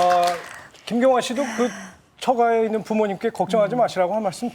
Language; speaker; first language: Korean; native; Korean